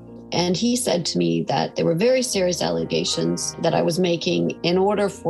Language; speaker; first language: English; native; English